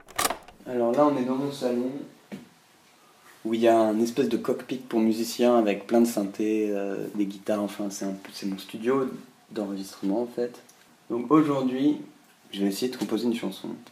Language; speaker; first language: French; native; French